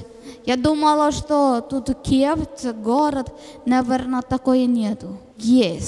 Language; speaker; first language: Ukrainian; non-native, learner; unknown